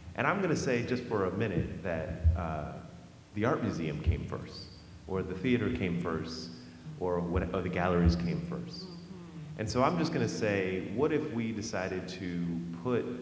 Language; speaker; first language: English; native; English